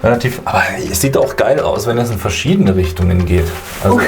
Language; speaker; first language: German; native; German